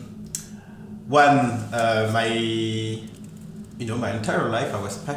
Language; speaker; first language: English; non-native, fluent; French